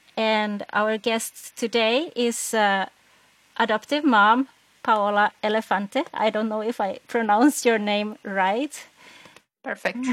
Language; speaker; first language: English; non-native, fluent; Swedish